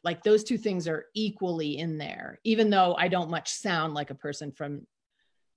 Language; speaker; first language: English; native; English